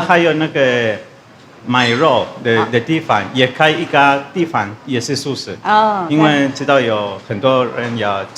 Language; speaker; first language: Chinese; non-native, learner; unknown